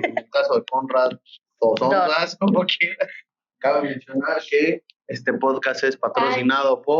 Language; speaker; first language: Spanish; native; Spanish